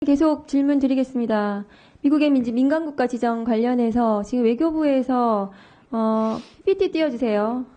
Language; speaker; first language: Korean; native; Korean